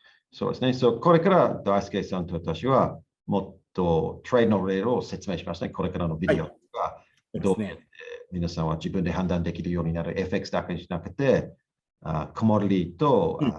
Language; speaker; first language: Japanese; non-native, learner; English